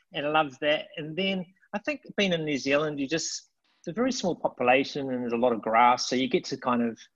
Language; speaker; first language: English; native; English